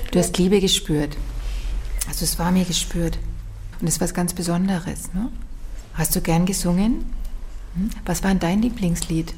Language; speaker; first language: German; native; German